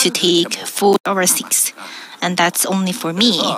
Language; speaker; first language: English; non-native, fluent; Korean